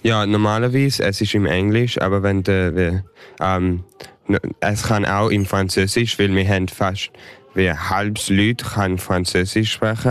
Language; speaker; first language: German; early bilingual, heritage; English